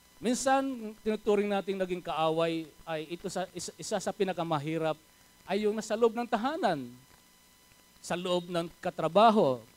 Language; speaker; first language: Filipino; native; Filipino